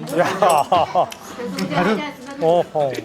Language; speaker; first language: Korean; native; Korean